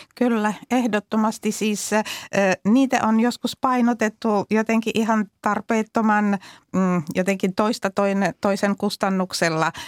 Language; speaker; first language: Finnish; non-native, fluent; Czech